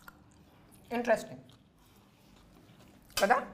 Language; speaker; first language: Telugu; non-native, local second language; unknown